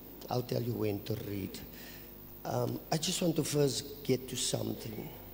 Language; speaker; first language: English; non-native, local second language; Afrikaans